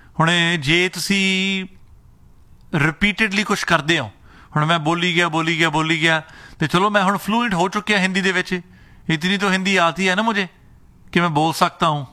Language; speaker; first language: Punjabi; early bilingual, heritage; Punjabi